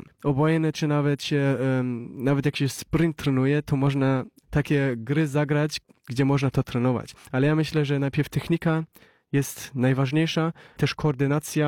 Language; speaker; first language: Polish; early bilingual, heritage; Polish